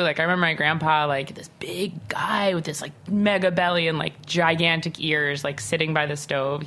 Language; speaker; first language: English; native; English